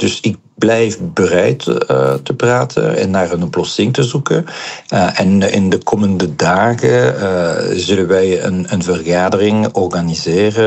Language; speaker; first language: Dutch; non-native, local second language; French